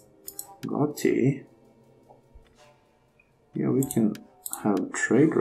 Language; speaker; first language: English; non-native, fluent; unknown